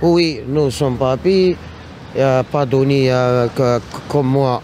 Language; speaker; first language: French; non-native, learner; Arabic